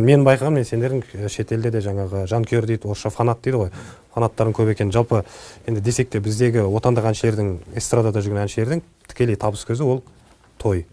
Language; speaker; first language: Kazakh; native; Kazakh